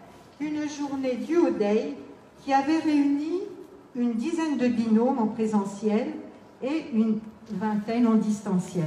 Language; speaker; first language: French; native; French